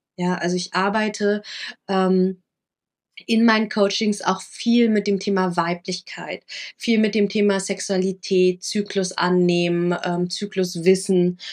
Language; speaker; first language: German; early bilingual, other home language; Vietnamese